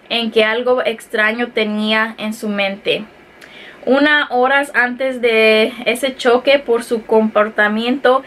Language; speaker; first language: Spanish; early bilingual, heritage; Spanish